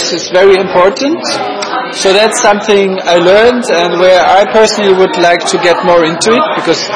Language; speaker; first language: English; non-native, fluent; German